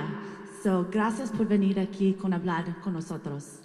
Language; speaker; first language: Spanish; non-native, learner; English